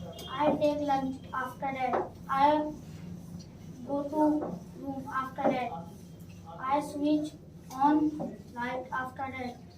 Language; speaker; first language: English; non-native, learner; Hindi